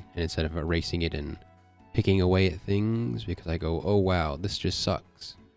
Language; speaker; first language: English; native; English